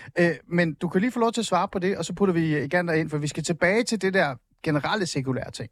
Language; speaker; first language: Danish; early bilingual, other home language; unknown